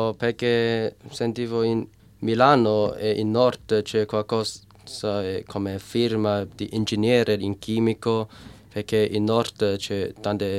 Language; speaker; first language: Italian; non-native, learner; Cantonese